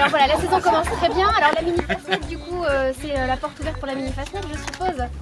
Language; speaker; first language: French; native; French